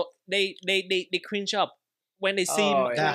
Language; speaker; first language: English; non-native, learner; Vietnamese